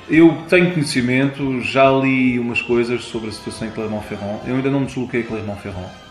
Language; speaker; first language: Portuguese; early bilingual, heritage; Portuguese